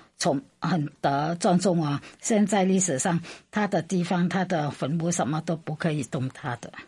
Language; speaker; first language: Chinese; non-native, fluent; Vietnamese